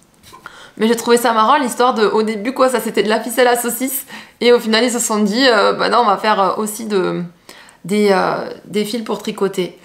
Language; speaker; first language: French; native; French